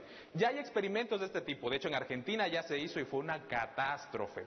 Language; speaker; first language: Spanish; native; Spanish